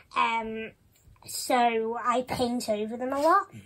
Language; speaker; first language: English; native; English